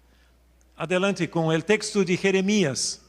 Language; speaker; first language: Spanish; non-native, local second language; Portuguese